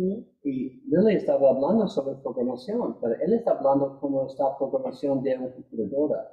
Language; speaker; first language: Spanish; non-native, fluent; English